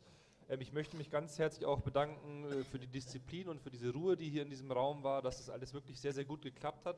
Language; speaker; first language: German; native; German